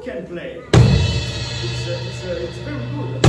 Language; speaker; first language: English; non-native, learner; French